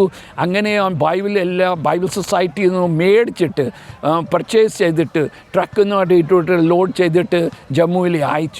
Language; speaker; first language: Malayalam; early bilingual, heritage; Malayalam